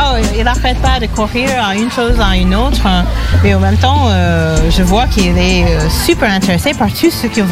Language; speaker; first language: French; non-native, fluent; English